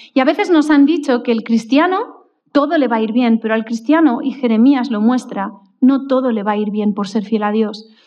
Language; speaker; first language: Spanish; native; Spanish